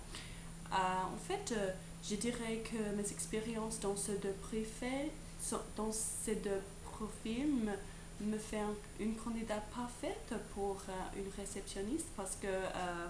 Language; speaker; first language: French; non-native, learner; English